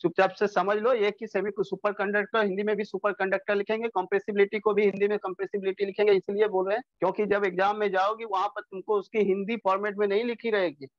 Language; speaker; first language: Hindi; non-native, local second language; Bangla